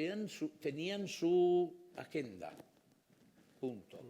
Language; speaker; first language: Spanish; non-native, fluent; Italian